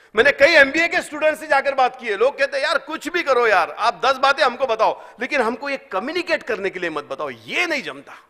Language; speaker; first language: Hindi; non-native, local second language; Marathi